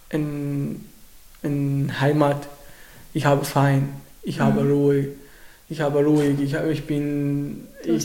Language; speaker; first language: German; non-native, learner; Arabic